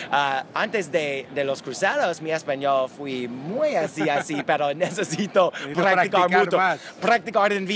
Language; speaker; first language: Spanish; non-native, learner; English